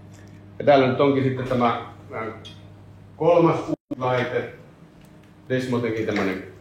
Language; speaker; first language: Finnish; native; Finnish